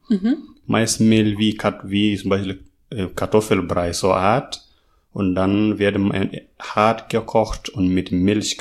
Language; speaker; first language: German; non-native, fluent; Masai